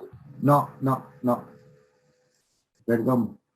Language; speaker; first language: Spanish; native; Spanish